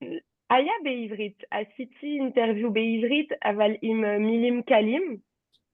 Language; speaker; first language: Hebrew; non-native, learner; French